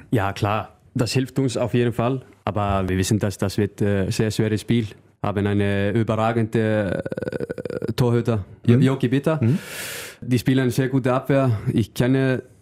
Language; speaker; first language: German; non-native, learner; Icelandic